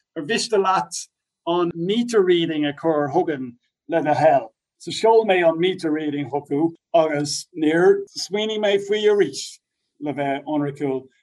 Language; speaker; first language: Irish; non-native, local second language; English